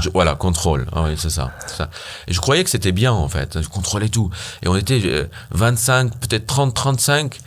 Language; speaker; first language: French; non-native, fluent; Arabic